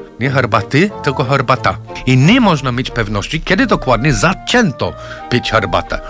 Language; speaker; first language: Polish; non-native, fluent; English